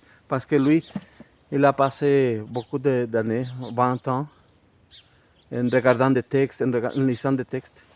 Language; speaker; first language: French; non-native, fluent; Spanish